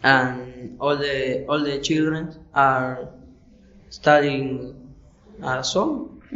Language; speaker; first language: English; non-native, learner; Spanish